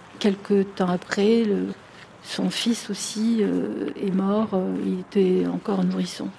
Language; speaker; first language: French; non-native, local second language; Arabic